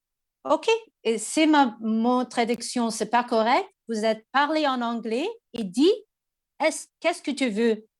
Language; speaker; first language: French; non-native, learner; English